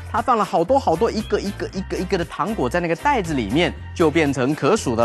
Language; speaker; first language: Chinese; native; Chinese